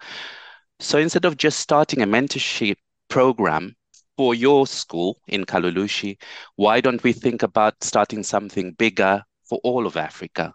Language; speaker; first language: English; non-native, local second language; Bemba